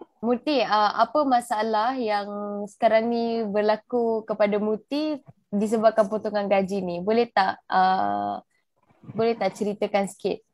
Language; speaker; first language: Malay; native; Malay